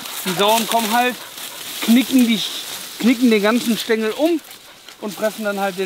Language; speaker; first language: German; native; German